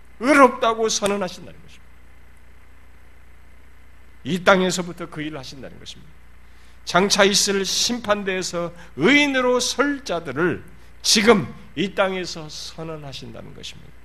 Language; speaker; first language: Korean; native; Korean